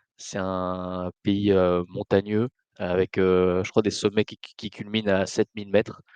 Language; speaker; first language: French; native; French